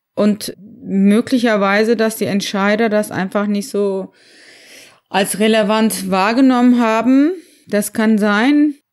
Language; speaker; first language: German; early bilingual, other home language; Turkish